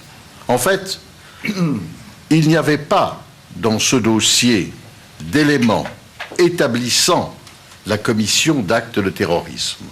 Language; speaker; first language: French; native; French